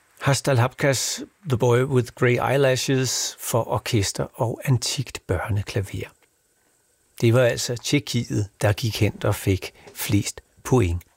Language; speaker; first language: Danish; native; Danish